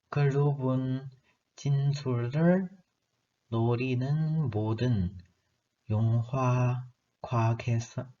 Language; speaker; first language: Korean; non-native, learner; Chinese